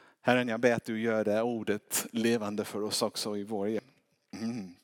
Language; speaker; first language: Swedish; non-native, fluent; English